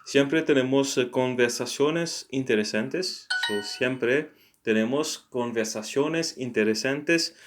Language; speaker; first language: Spanish; non-native, learner; English